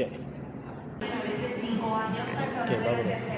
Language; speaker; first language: Spanish; non-native, learner; English